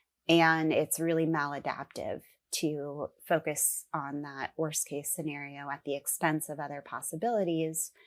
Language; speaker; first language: English; native; English